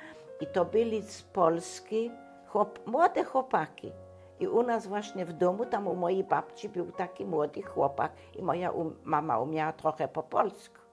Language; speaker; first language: Polish; non-native, local second language; German